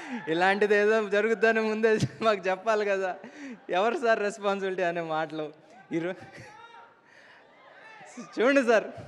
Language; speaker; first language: Telugu; native; Telugu